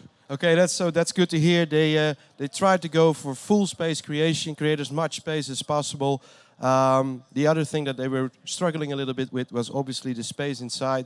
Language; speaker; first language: English; non-native, fluent; Dutch